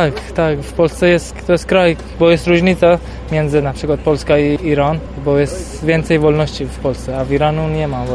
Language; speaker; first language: Polish; non-native, learner; Persian